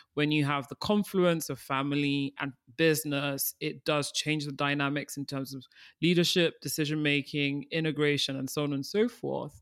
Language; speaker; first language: English; early bilingual, other home language; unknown